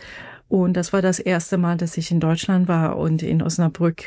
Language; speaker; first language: German; non-native, fluent; Persian